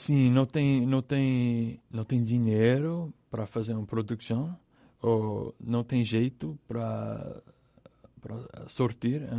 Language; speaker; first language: Portuguese; non-native, learner; English